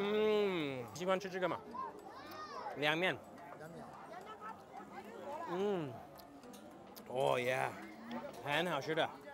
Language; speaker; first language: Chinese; non-native, fluent; English